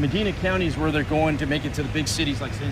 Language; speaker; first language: English; native; English